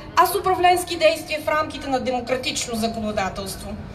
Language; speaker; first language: Bulgarian; native; Bulgarian